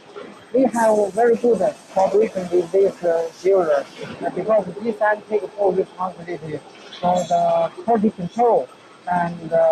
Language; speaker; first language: English; non-native, learner; Chinese